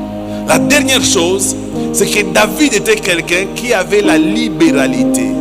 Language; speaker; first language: French; non-native, local second language; Swahili